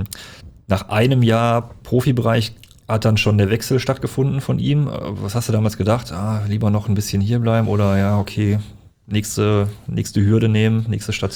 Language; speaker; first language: German; native; German